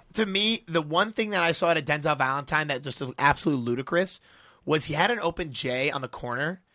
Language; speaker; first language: English; native; English